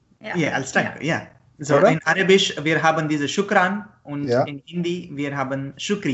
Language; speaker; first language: German; non-native, learner; Marathi